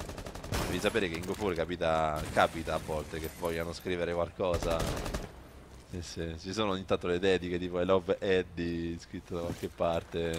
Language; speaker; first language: Italian; native; Italian